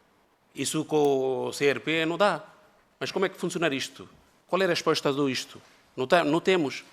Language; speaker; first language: Portuguese; non-native, learner; Bangla